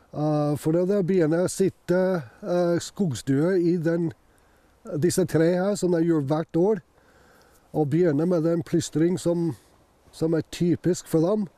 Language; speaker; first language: Norwegian; non-native, fluent; English